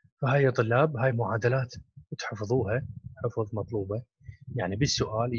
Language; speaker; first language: Arabic; native; Arabic